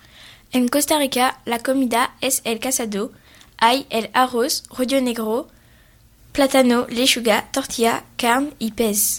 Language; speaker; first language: Spanish; non-native, learner; French